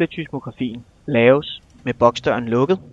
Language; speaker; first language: Danish; native; Danish